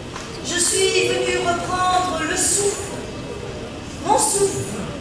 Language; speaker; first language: French; native; French